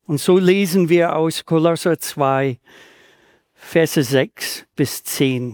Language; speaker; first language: German; non-native, fluent; English